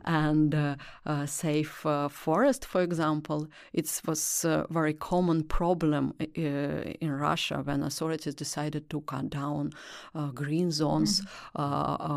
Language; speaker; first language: English; non-native, learner; Russian